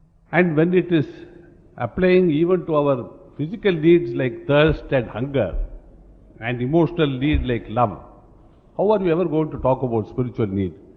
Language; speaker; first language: English; non-native, local second language; Tamil